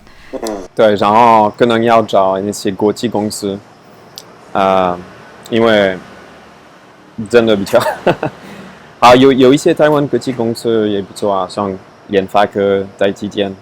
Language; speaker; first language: Chinese; non-native, fluent; French